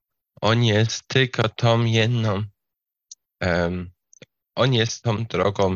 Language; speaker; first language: Polish; non-native, fluent; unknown